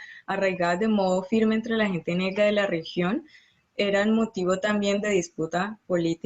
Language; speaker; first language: Spanish; native; Spanish